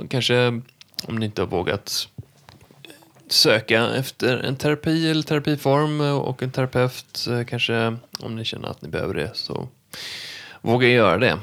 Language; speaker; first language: Swedish; native; Swedish